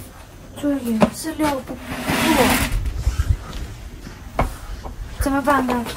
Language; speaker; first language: Chinese; non-native, learner; Ukrainian